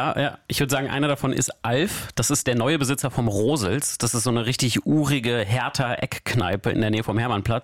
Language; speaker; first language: German; native; German